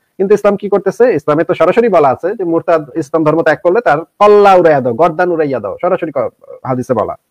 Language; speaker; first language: Bangla; native; Bangla